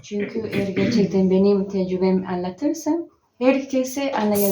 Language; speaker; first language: Turkish; non-native, learner; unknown